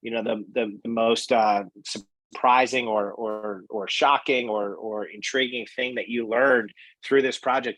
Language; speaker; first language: English; native; English